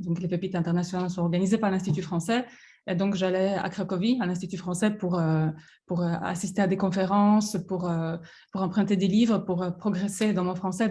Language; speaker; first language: French; non-native, fluent; Polish